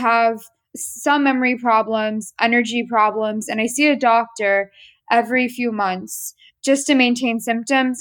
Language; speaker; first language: English; native; English